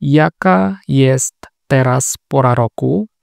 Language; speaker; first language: Polish; non-native, learner; Indonesian